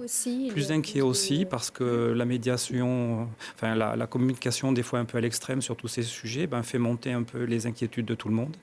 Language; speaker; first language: French; native; French